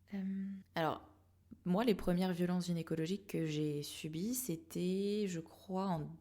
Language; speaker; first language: French; native; French